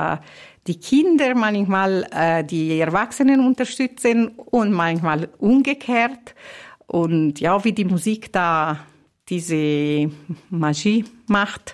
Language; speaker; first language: German; non-native, fluent; Italian